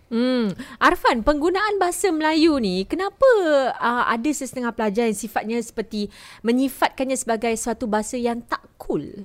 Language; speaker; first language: Malay; native; Malay